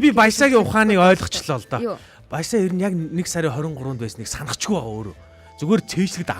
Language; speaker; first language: Mongolian; native; Mongolian